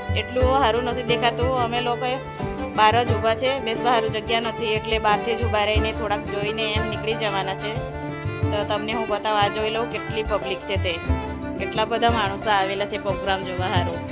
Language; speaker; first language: Gujarati; non-native, local second language; Kukna